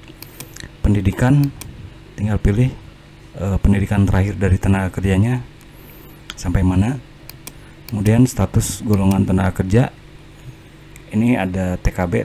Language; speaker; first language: Indonesian; native; Indonesian